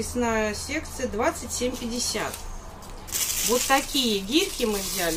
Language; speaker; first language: Russian; native; Russian